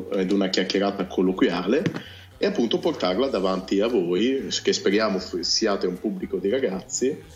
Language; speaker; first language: Italian; native; Italian